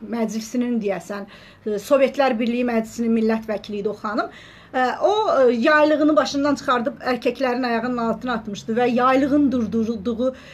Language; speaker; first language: Azerbaijani; native; Azerbaijani